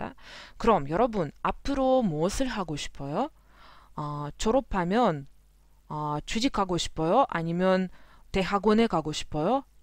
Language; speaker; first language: Korean; non-native, fluent; Russian